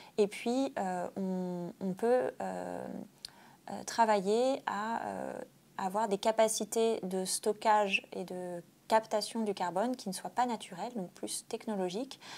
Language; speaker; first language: French; native; French